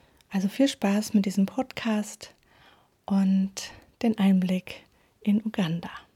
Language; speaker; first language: German; native; German